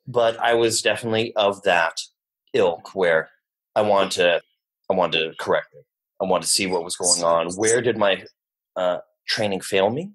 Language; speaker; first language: English; native; English